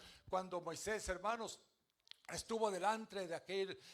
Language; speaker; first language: Spanish; native; Spanish